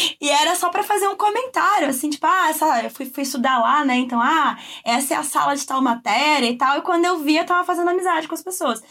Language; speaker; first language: Portuguese; native; Portuguese